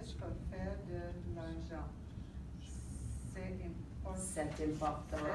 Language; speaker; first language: French; non-native, learner; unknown